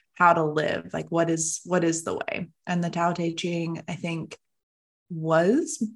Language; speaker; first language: English; native; English